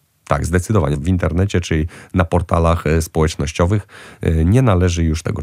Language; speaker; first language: Polish; native; Polish